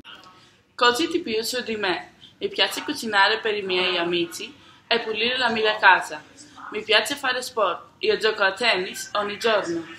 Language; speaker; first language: Italian; non-native, learner; English